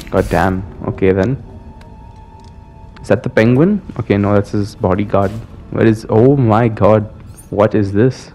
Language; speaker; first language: English; native; English